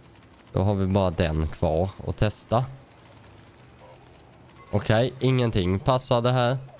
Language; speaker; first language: Swedish; native; Swedish